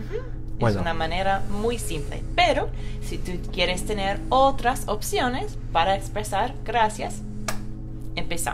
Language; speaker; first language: Spanish; non-native, fluent; English